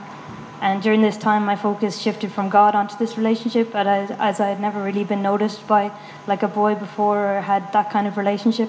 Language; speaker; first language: English; native; English